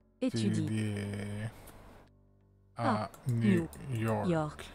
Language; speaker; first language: French; non-native, learner; English